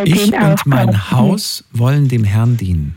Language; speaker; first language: German; native; German